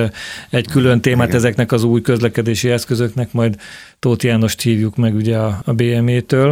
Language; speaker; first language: Hungarian; native; Hungarian